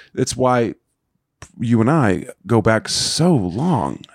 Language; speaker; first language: English; native; English